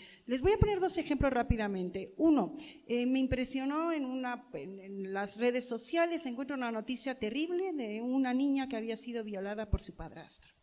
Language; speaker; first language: Spanish; native; Spanish